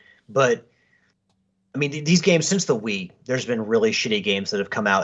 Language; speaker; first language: English; native; English